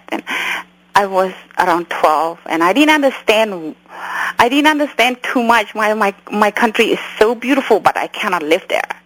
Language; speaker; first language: English; early bilingual, other home language; Khmer